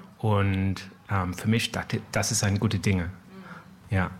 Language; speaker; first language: German; non-native, learner; English